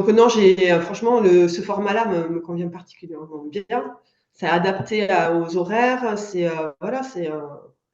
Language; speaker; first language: French; native; French